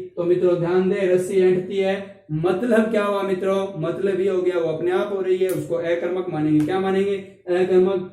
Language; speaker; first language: Hindi; native; Hindi